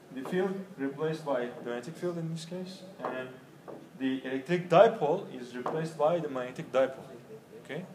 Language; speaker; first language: English; non-native, fluent; Turkish